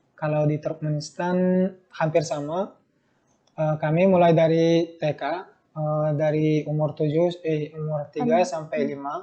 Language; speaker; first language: Indonesian; non-native, fluent; Turkmen